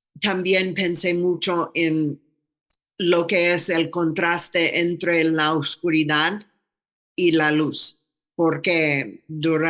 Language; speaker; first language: Spanish; non-native, fluent; English